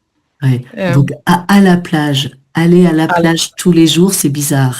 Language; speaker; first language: French; native; French